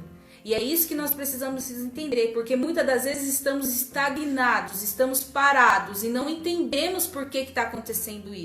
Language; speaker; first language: Portuguese; native; Portuguese